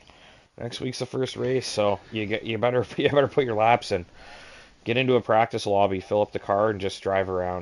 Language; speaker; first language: English; native; English